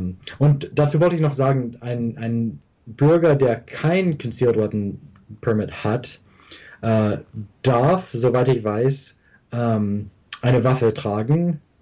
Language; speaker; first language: German; early bilingual, heritage; English